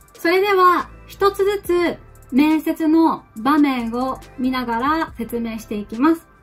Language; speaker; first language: Japanese; native; Japanese